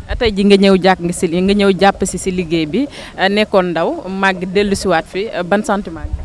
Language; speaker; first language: Wolof; native; Wolof